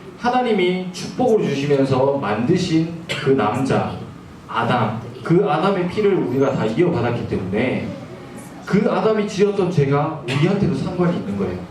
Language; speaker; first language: Korean; non-native, fluent; Japanese